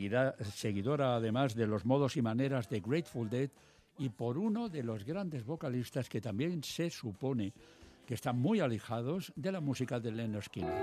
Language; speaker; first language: Spanish; native; Spanish